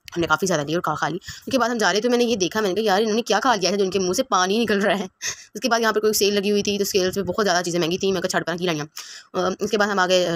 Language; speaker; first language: Hindi; native; Hindi